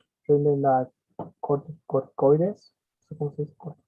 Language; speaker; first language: English; non-native, learner; Spanish